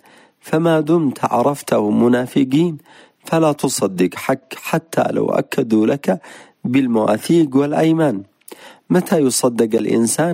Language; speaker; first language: Arabic; native; Arabic